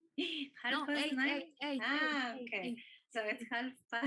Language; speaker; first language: English; non-native, fluent; Spanish